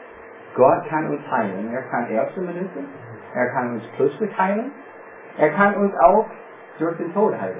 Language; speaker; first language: German; non-native, fluent; English